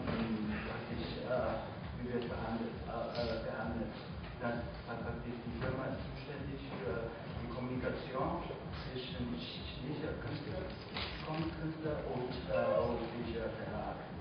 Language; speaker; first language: German; non-native, fluent; Chinese